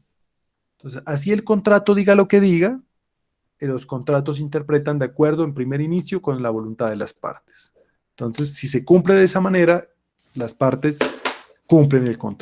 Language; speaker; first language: Spanish; native; Spanish